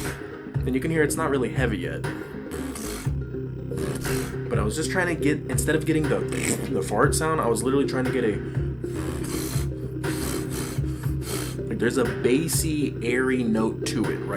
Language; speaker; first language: English; native; English